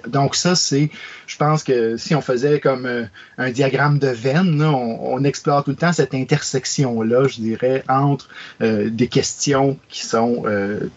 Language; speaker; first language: French; native; French